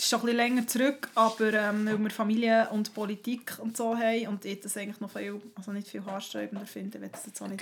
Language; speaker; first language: German; native; German